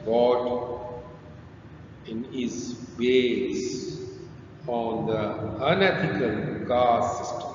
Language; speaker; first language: English; non-native, local second language; Urdu